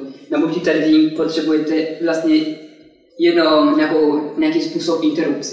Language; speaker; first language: Czech; non-native, fluent; French